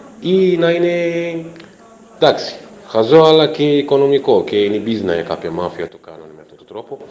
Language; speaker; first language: Greek; non-native, fluent; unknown